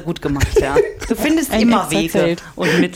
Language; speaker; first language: German; native; German